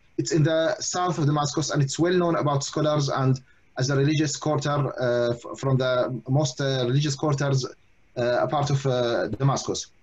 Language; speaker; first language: English; non-native, fluent; Arabic